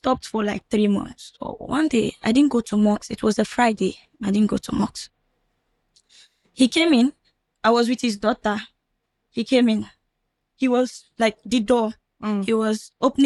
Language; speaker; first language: English; non-native, local second language; Fula